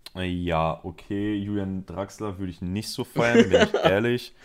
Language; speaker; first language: German; early bilingual, other home language; Spanish